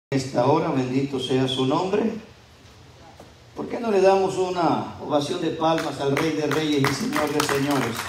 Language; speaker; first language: Spanish; native; Spanish